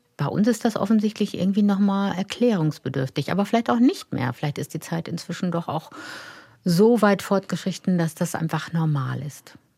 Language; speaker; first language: German; native; German